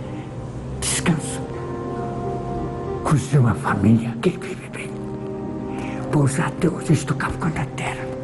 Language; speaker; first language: Portuguese; non-native, learner; Korean